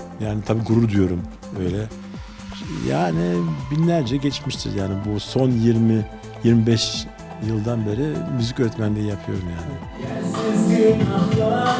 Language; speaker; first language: Turkish; early bilingual, heritage; Turkish